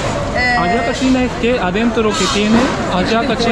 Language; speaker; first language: Spanish; non-native, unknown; Japanese